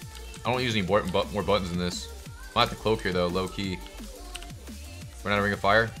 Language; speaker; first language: English; native; English